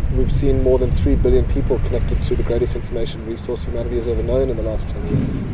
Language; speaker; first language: English; native; English